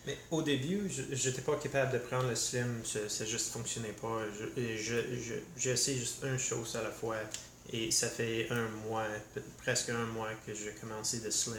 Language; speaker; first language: French; non-native, learner; English